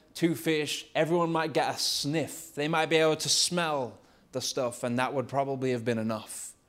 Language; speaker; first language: English; native; English